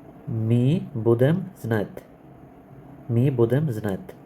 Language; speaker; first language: Russian; non-native, learner; Bangla